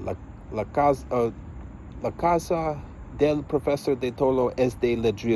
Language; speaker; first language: Spanish; non-native, learner; English